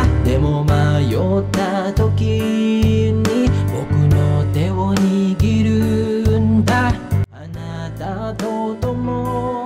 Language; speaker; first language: Japanese; non-native, learner; Filipino